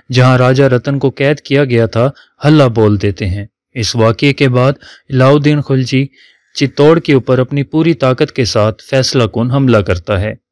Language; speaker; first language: Urdu; native; Urdu